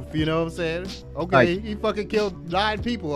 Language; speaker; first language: English; native; English